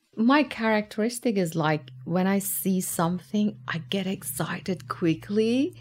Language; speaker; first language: English; non-native, fluent; Persian